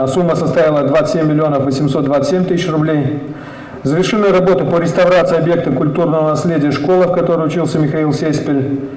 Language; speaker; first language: Russian; native; Russian